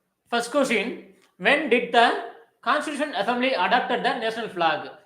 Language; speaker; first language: English; non-native, local second language; Tamil